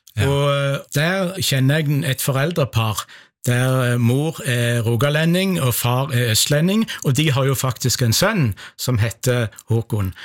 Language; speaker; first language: Norwegian; native; Norwegian